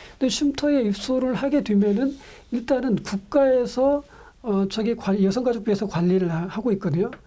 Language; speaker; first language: Korean; native; Korean